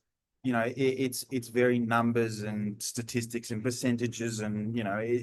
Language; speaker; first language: English; native; English